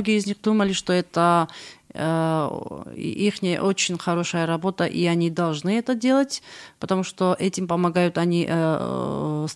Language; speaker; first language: Russian; non-native, fluent; Georgian